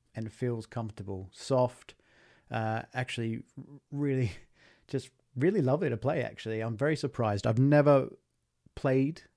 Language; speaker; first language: English; native; English